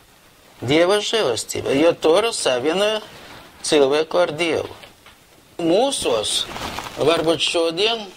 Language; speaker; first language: Latvian; non-native, local second language; Russian